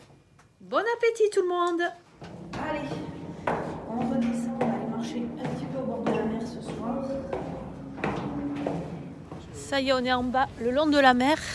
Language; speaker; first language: French; native; French